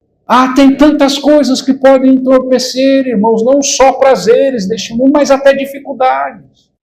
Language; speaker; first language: Portuguese; native; Portuguese